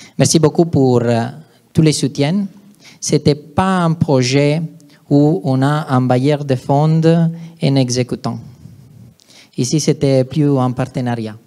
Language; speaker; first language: French; non-native, fluent; Italian